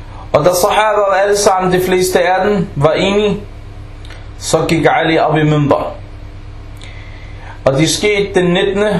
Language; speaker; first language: Danish; non-native, local second language; Arabic